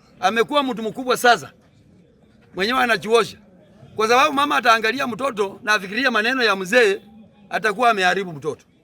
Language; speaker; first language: Swahili; non-native, local second language; Luyia